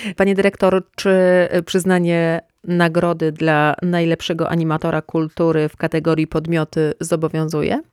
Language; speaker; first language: Polish; native; Polish